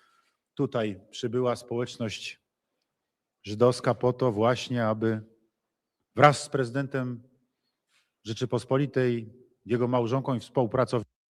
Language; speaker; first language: Polish; native; Polish